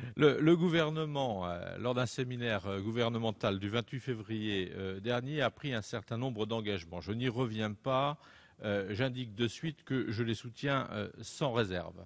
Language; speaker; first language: French; native; French